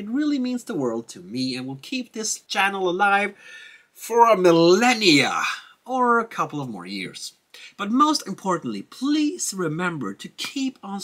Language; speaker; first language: English; non-native, fluent; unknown